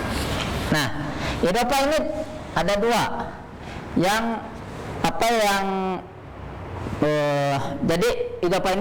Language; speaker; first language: Indonesian; native; Indonesian